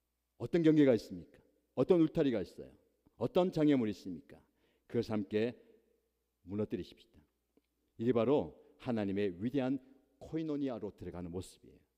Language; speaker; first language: Korean; native; Korean